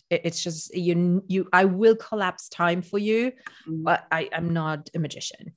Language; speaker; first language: English; non-native, fluent; Luxembourgish